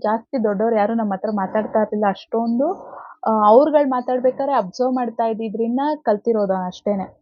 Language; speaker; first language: Kannada; native; Kannada